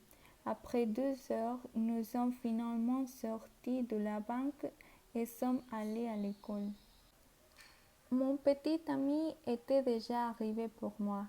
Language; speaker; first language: French; non-native, learner; Spanish